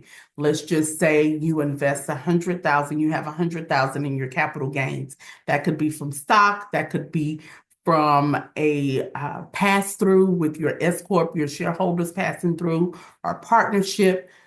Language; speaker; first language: English; native; English